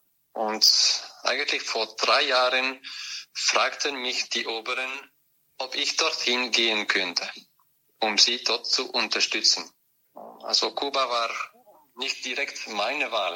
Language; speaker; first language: German; non-native, fluent; French